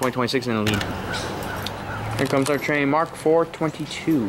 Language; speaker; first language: English; native; English